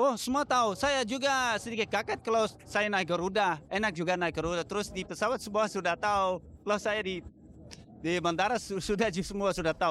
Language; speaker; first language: Indonesian; non-native, fluent; Dutch